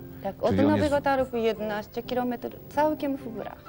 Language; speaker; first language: Polish; non-native, learner; Japanese